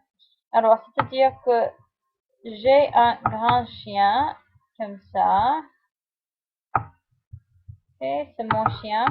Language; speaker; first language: French; non-native, fluent; English